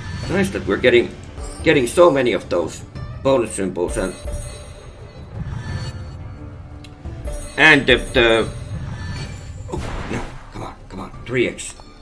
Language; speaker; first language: English; non-native, fluent; Finnish